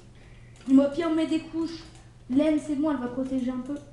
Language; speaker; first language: French; native; French